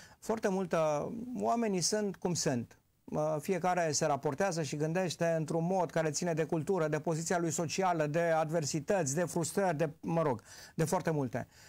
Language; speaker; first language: Romanian; native; Romanian